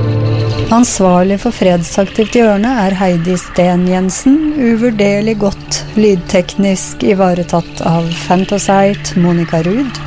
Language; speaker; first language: Norwegian; native; Norwegian